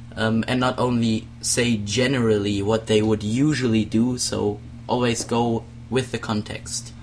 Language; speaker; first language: English; non-native, fluent; German